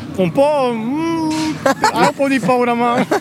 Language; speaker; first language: Italian; non-native, learner; Romanian